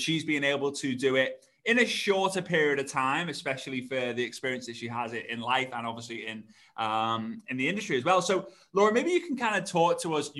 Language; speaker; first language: English; native; English